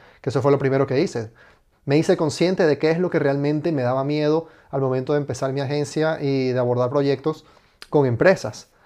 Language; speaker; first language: Spanish; native; Spanish